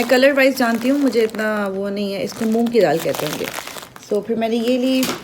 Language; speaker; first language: Urdu; native; Urdu